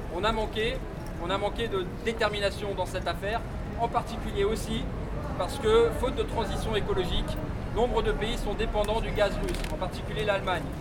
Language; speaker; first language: French; native; French